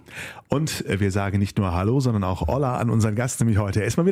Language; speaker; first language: German; native; German